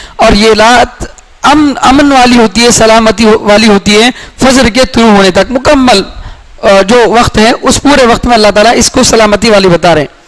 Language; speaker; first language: Urdu; native; Urdu